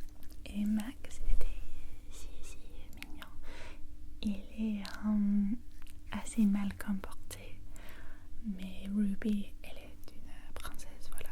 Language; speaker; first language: French; non-native, fluent; English